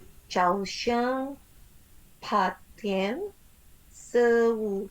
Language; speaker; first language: Chinese; non-native, learner; Indonesian